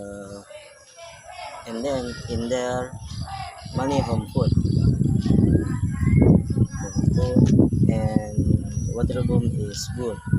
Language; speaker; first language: English; non-native, learner; Indonesian